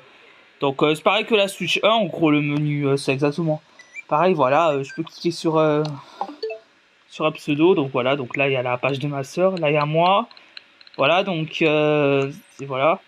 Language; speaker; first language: French; native; French